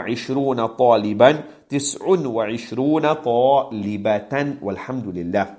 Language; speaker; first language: Arabic; non-native, fluent; English